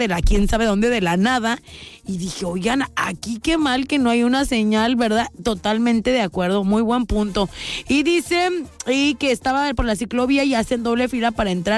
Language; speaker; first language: Spanish; native; Spanish